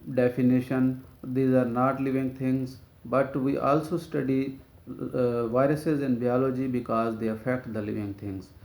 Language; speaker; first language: English; non-native, local second language; Urdu